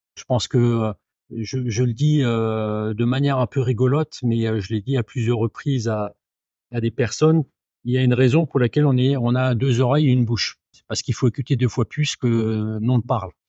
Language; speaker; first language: French; native; French